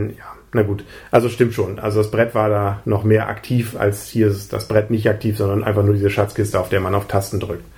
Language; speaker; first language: German; native; German